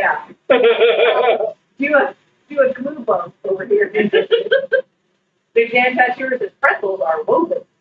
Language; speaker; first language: English; native; English